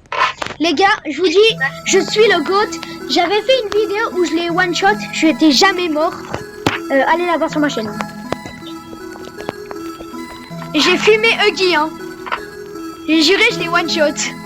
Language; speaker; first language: French; native; French